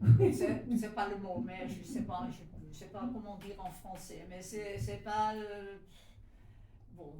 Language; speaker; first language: French; non-native, fluent; Dutch